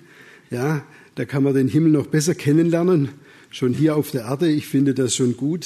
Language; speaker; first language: German; native; German